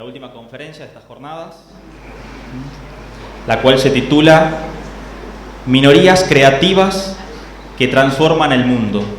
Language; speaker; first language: Spanish; native; Spanish